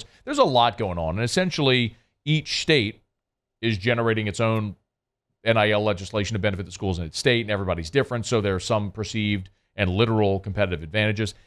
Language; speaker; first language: English; native; English